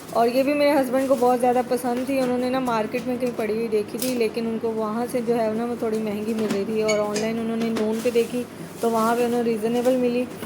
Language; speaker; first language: Urdu; native; Urdu